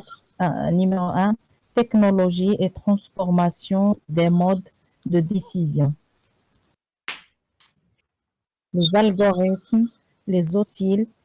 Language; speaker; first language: French; non-native, learner; Arabic